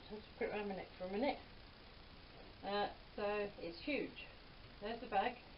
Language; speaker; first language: English; native; English